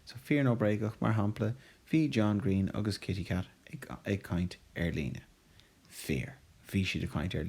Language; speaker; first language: Irish; non-native, local second language; English